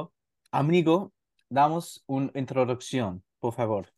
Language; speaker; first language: Spanish; non-native, learner; English